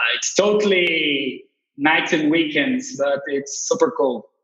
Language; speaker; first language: English; non-native, fluent; Portuguese